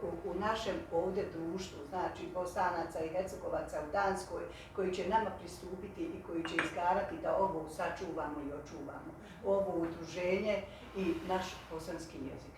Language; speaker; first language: Bosnian; native; Bosnian